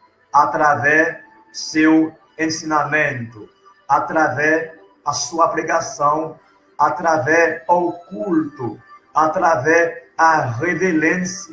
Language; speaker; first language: Portuguese; non-native, learner; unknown